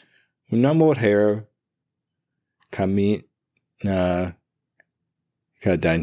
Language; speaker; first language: Spanish; non-native, learner; English